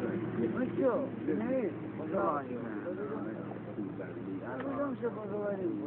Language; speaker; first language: Russian; non-native, local second language; Azerbaijani